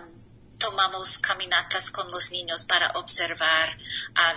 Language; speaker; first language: Spanish; non-native, learner; English